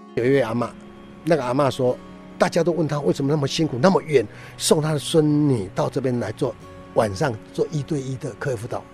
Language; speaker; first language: Chinese; native; Chinese